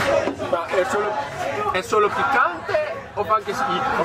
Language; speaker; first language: Italian; native; Italian